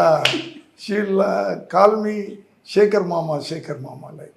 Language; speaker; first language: Telugu; non-native, learner; Tamil